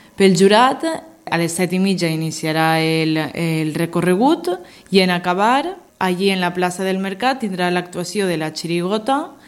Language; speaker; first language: Catalan; native; Catalan